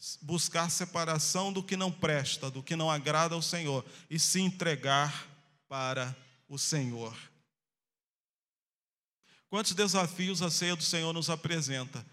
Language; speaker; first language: Portuguese; native; Portuguese